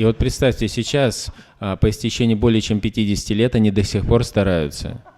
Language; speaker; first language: Russian; native; Russian